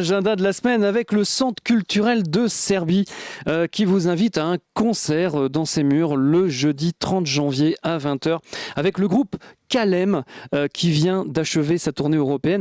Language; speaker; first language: French; native; French